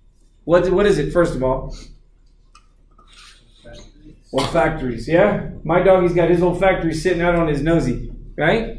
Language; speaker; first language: English; native; English